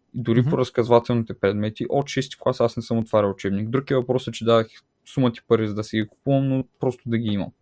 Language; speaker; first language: Bulgarian; native; Bulgarian